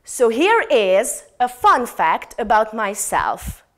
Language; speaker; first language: English; non-native, fluent; Hungarian